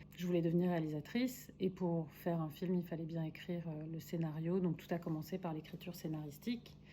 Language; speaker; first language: French; early bilingual, other home language; Spanish